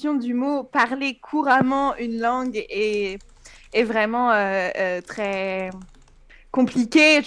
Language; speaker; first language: French; native; French